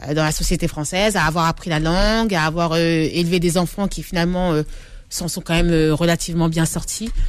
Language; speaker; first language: French; native; French